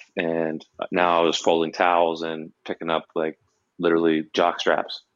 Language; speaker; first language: English; native; English